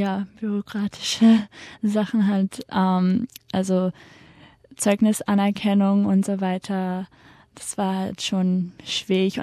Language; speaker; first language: German; early bilingual, heritage; German